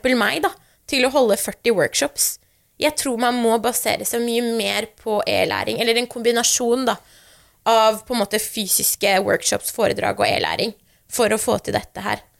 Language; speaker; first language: Norwegian; early bilingual, other home language; Persian